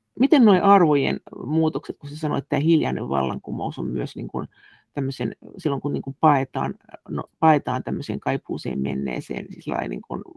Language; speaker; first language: Finnish; native; Finnish